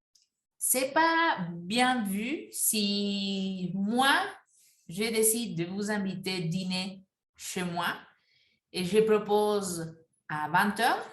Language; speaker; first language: French; non-native, fluent; Spanish